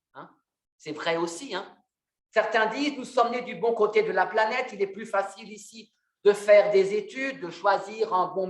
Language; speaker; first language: French; native; French